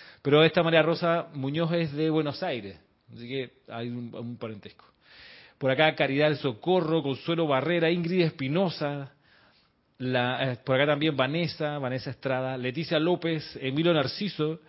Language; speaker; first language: Spanish; native; Spanish